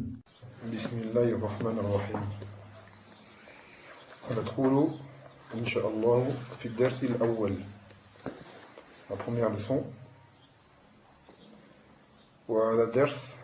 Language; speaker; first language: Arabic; non-native, fluent; French